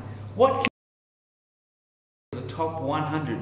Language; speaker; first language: English; native; English